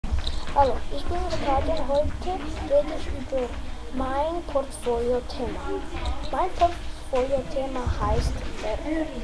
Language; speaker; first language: German; non-native, learner; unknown